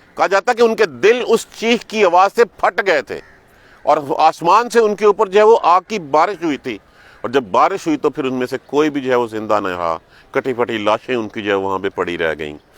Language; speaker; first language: Urdu; non-native, local second language; Punjabi